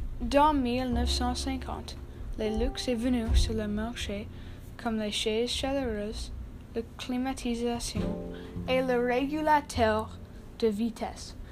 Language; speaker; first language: French; non-native, learner; English